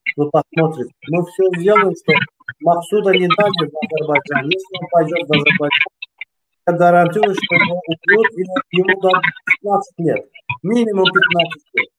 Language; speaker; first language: Russian; non-native, local second language; Azerbaijani